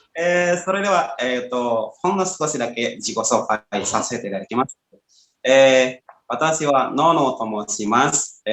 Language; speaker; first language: Japanese; non-native, fluent; Indonesian